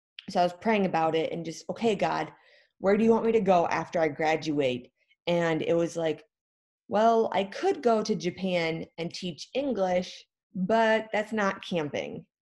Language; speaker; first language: English; native; English